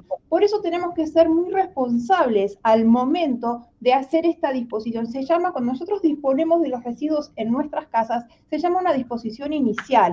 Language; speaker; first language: Spanish; native; Spanish